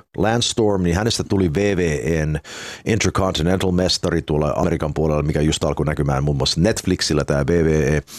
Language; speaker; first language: Finnish; early bilingual, heritage; Finnish